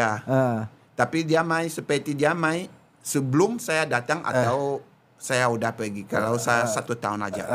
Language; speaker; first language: Indonesian; non-native, learner; Japanese